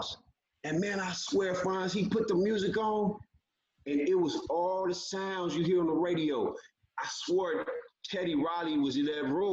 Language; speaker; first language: English; native; English